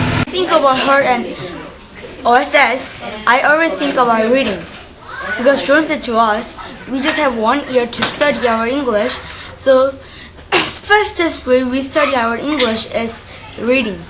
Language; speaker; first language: English; non-native, learner; Korean